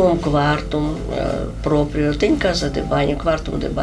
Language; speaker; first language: Portuguese; non-native, learner; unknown